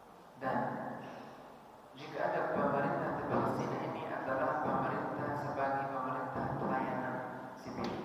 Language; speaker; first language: Indonesian; non-native, fluent; Arabic